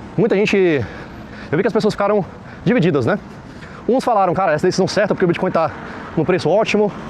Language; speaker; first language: Portuguese; native; Portuguese